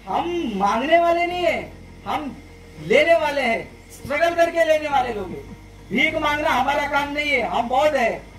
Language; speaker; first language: Hindi; non-native, local second language; Marathi